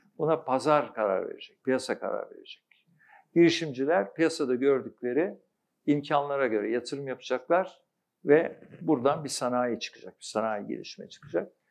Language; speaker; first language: Turkish; native; Turkish